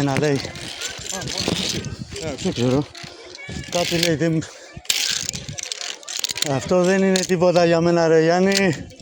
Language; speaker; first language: Greek; non-native, fluent; Armenian